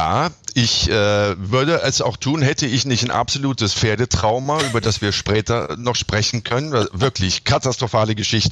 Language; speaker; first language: German; native; German